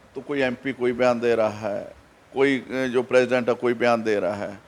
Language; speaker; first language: Hindi; non-native, local second language; Punjabi